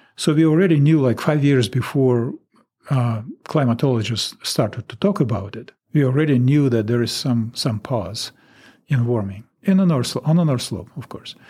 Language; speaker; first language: English; non-native, fluent; Russian